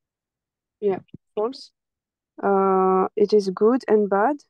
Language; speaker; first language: English; non-native, fluent; French